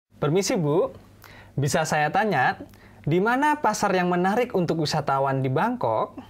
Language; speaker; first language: Indonesian; non-native, fluent; Thai